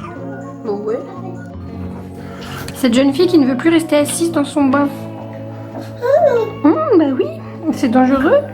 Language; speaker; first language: French; native; French